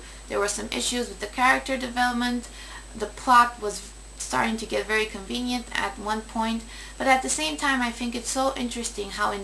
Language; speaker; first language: English; native; English